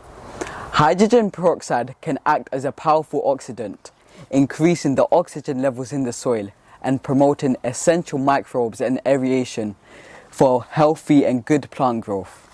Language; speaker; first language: English; early bilingual, other home language; Bangla